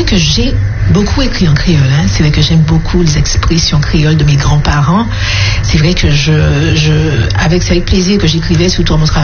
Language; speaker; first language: French; native; French